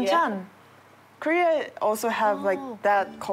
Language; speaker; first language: English; non-native, learner; Korean